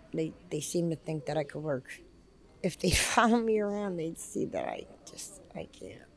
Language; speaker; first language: English; native; English